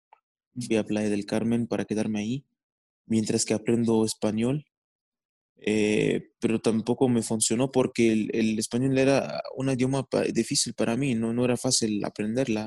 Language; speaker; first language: Spanish; non-native, fluent; Arabic